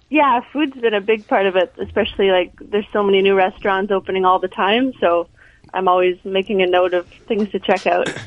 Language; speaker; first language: English; native; English